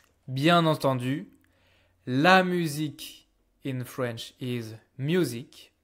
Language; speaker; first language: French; non-native, fluent; English